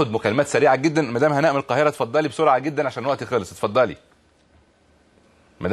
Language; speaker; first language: Arabic; native; Arabic